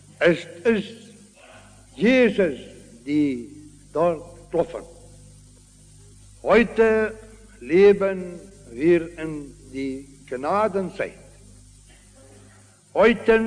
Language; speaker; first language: German; non-native, learner; Afrikaans